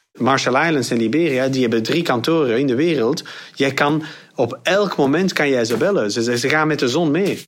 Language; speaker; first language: Dutch; non-native, local second language; French